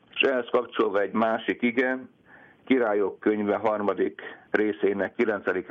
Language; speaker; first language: Hungarian; native; Hungarian